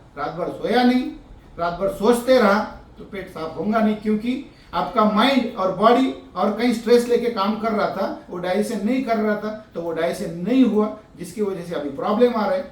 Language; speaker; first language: Hindi; non-native, local second language; Marathi